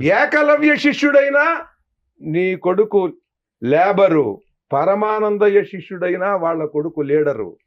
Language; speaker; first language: Telugu; native; Telugu